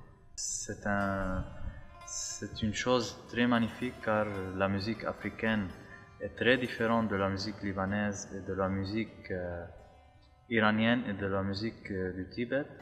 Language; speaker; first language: French; non-native, fluent; Arabic